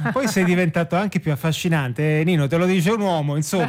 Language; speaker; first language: Italian; native; Italian